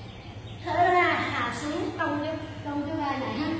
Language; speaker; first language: Vietnamese; native; Vietnamese